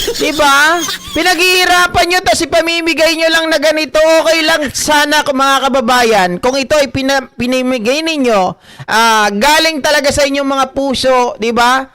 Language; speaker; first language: Filipino; native; Filipino